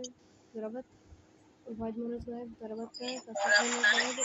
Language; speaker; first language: Arabic; non-native, learner; Bangla